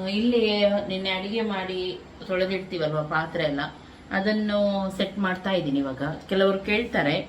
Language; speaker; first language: Kannada; native; Kannada